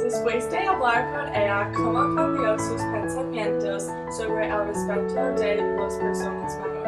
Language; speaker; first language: Spanish; non-native, learner; English